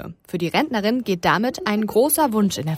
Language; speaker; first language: German; native; German